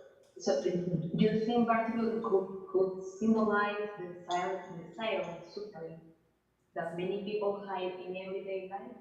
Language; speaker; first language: English; non-native, learner; Spanish